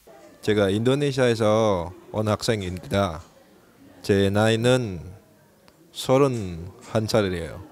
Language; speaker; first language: Korean; non-native, learner; Indonesian